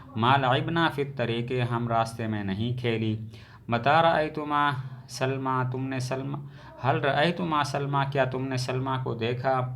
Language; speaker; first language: Urdu; native; Urdu